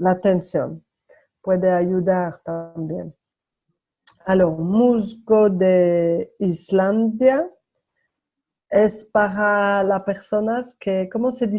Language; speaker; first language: Spanish; non-native, learner; French